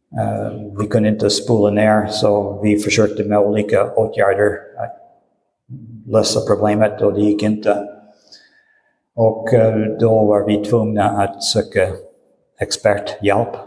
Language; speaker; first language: Swedish; non-native, fluent; English